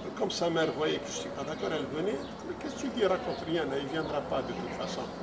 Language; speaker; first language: French; non-native, local second language; Arabic